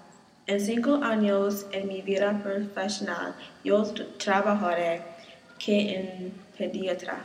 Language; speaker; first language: Spanish; non-native, learner; English